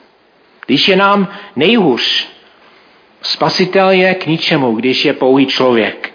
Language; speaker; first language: Czech; non-native, fluent; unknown